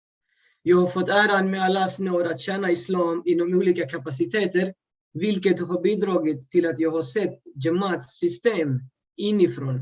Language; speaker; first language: Swedish; early bilingual, other home language; Urdu